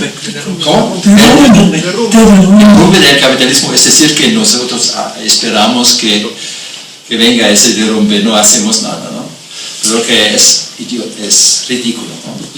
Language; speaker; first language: Spanish; non-native, fluent; German